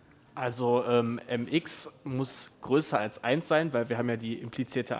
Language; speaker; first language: German; native; German